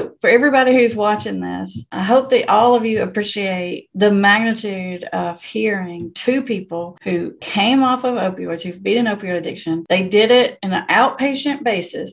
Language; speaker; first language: English; native; English